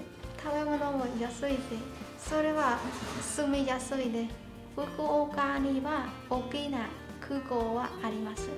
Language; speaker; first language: Japanese; non-native, learner; Burmese